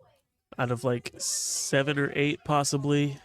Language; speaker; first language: English; native; English